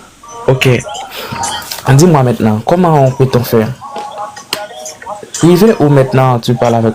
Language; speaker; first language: French; non-native, learner; Haitian Creole